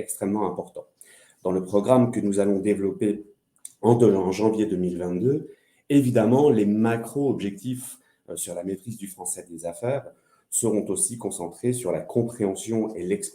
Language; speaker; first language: French; native; French